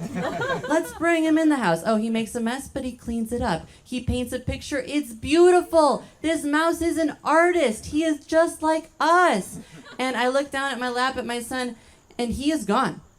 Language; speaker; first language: English; native; English